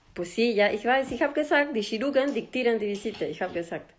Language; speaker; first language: German; non-native, fluent; Spanish